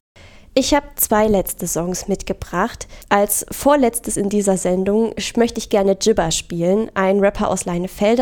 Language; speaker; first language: German; native; German